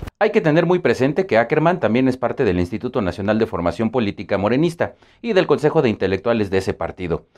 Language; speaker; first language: Spanish; native; Spanish